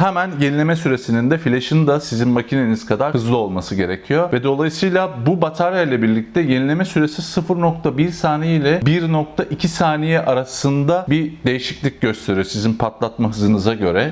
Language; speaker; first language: Turkish; native; Turkish